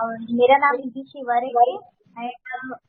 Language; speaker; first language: Hindi; native; Hindi